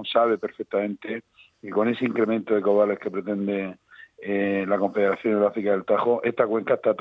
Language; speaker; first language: Spanish; native; Spanish